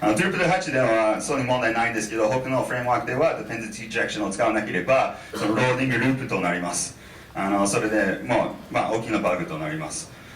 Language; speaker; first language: Japanese; non-native, fluent; English